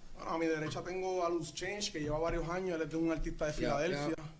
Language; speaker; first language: Spanish; early bilingual, other home language; English